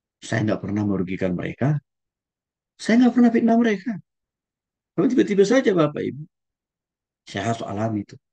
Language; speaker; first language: Indonesian; non-native, local second language; Batak Toba